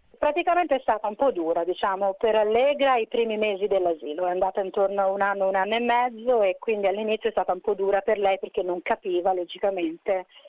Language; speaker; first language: Italian; native; Italian